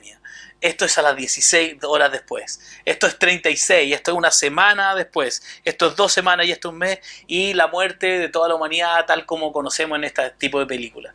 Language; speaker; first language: Spanish; native; Spanish